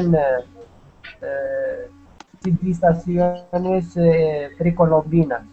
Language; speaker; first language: Spanish; non-native, learner; Arabic